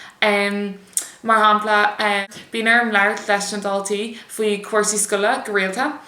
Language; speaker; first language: Irish; non-native, local second language; English